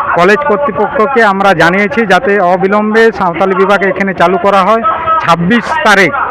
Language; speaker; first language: Bangla; non-native, local second language; Santali